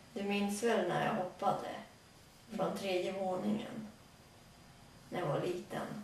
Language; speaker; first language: Swedish; early bilingual, other home language; Latvian